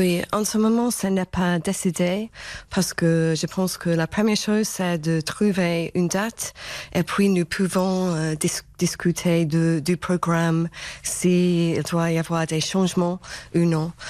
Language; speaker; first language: French; non-native, fluent; English